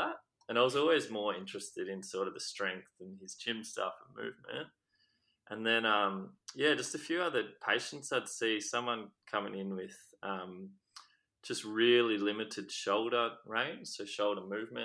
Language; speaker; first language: English; native; English